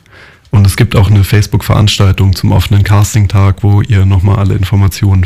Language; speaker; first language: German; native; German